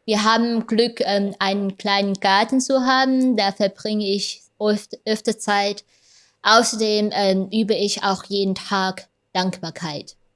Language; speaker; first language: German; non-native, fluent; Vietnamese